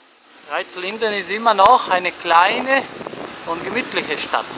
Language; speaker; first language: German; early bilingual, heritage; Portuguese